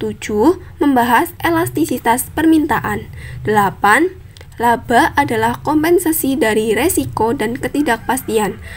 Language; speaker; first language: Indonesian; native; Indonesian